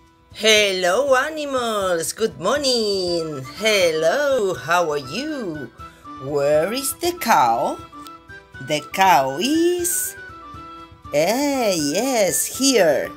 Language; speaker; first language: English; non-native, fluent; Spanish